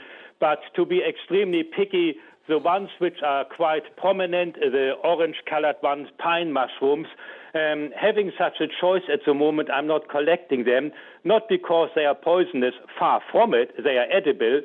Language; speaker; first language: English; non-native, fluent; German